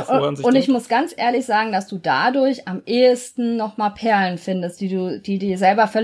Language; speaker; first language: German; native; German